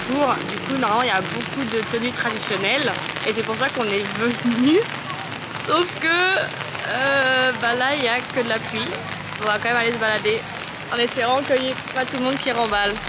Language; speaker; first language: French; native; French